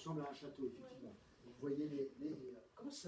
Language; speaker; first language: French; native; French